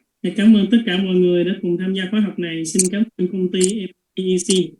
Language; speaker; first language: Vietnamese; native; Vietnamese